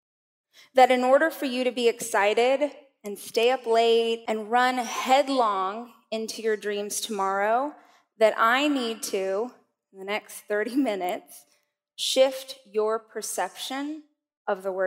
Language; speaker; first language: English; native; English